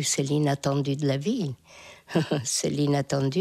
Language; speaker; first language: French; non-native, fluent; Hungarian